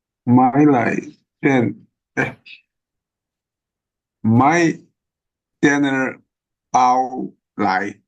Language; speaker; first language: Chinese; non-native, learner; Indonesian